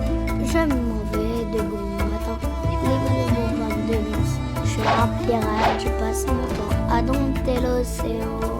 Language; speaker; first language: French; native; French